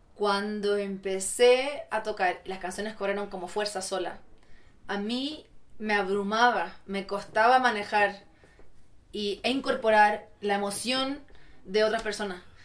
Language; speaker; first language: Spanish; native; Spanish